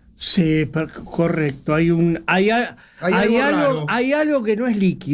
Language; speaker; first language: Spanish; native; Spanish